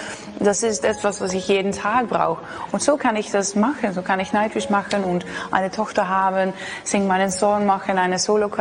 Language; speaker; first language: German; non-native, learner; Dutch